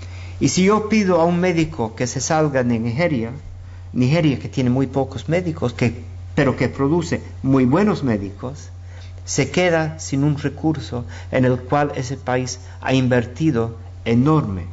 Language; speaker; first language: Spanish; non-native, fluent; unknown